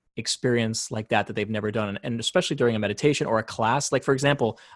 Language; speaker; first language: English; native; English